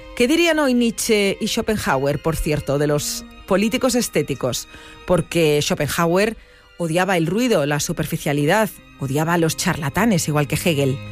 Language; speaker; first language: Spanish; native; Spanish